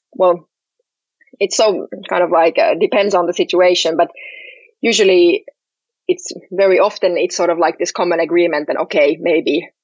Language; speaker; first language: English; non-native, fluent; Finnish